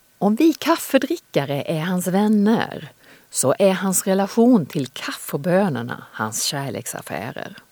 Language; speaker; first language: Swedish; native; Swedish